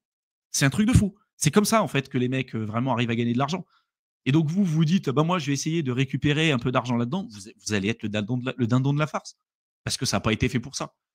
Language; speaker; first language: French; native; French